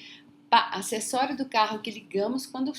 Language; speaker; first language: Portuguese; non-native, fluent; English